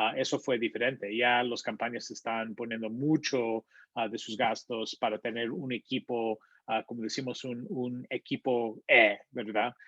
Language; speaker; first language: Spanish; early bilingual, heritage; Spanish